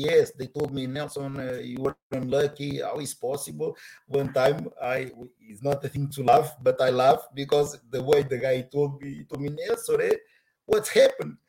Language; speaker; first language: English; non-native, learner; Portuguese